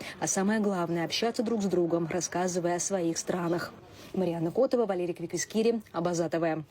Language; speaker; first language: Russian; native; Russian